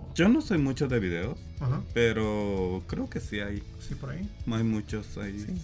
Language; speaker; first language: Spanish; native; Spanish